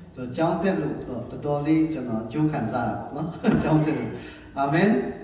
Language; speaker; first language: Burmese; non-native, local second language; Tedim Chin